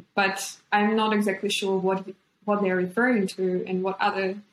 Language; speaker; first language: English; non-native, fluent; Ukrainian